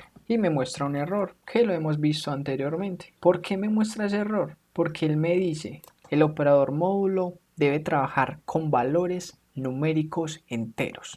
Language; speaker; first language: Spanish; native; Spanish